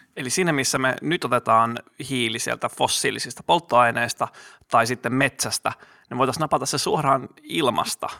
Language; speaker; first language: Finnish; native; Finnish